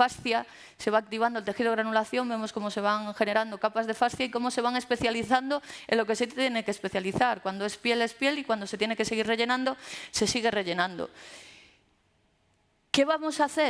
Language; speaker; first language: Spanish; native; Spanish